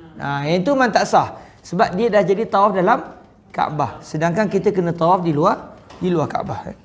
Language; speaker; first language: Malay; native; Malay